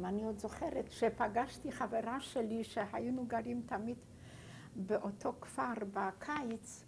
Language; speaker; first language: Hebrew; non-native, fluent; Yiddish